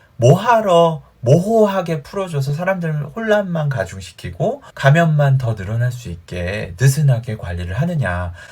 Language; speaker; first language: Korean; native; Korean